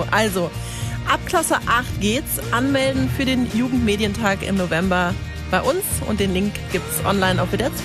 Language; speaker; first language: German; native; German